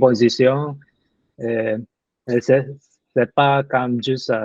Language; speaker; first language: French; non-native, learner; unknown